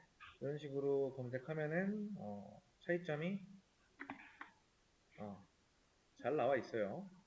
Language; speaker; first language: Korean; native; Korean